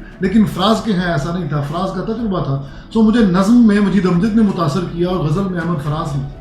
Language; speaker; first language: Urdu; non-native, local second language; Punjabi